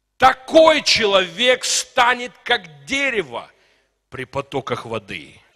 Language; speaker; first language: Russian; non-native, local second language; Ukrainian